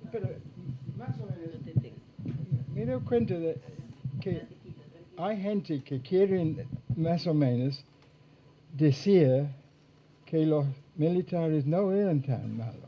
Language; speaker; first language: Spanish; non-native, fluent; English